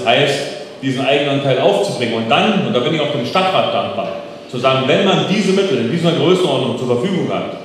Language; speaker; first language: German; native; German